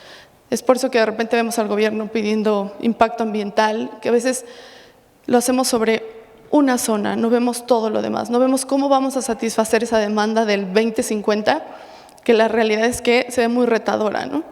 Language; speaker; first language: Spanish; native; Spanish